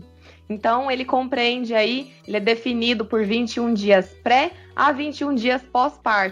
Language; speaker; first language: Portuguese; native; Portuguese